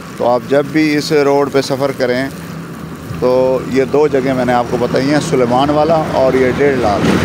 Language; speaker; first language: Urdu; non-native, local second language; Punjabi